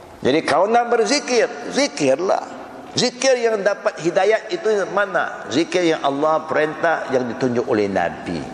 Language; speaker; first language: Malay; native; Malay